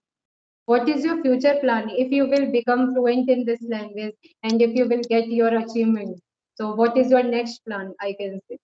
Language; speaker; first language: English; non-native, local second language; Hindi